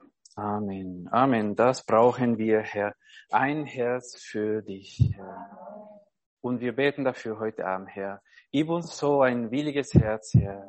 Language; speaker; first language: German; non-native, fluent; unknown